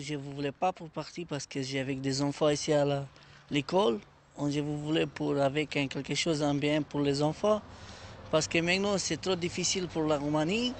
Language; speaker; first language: French; non-native, learner; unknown